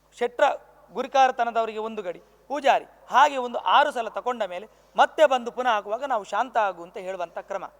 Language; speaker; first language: Kannada; non-native, local second language; Tulu